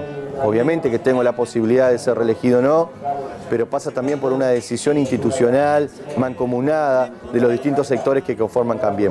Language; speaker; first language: Spanish; native; Spanish